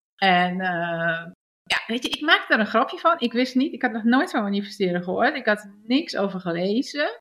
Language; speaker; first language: Dutch; early bilingual, other home language; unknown